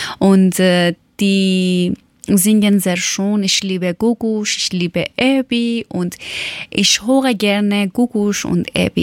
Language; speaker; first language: German; non-native, learner; Persian